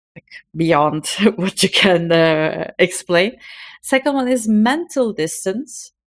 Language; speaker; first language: English; non-native, fluent; Turkish